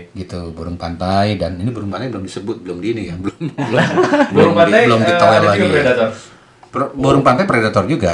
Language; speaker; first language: Indonesian; native; Indonesian